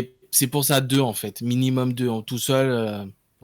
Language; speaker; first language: French; native; French